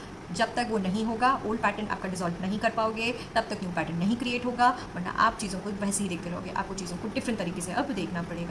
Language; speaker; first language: Hindi; native; Hindi